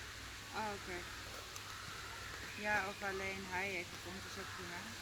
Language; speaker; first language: Dutch; native; Dutch